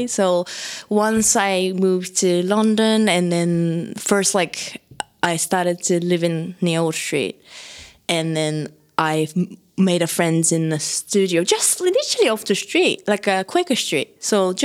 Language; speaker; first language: English; non-native, fluent; Japanese